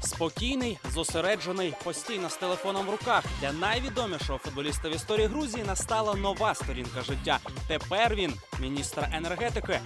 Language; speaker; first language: Ukrainian; native; Ukrainian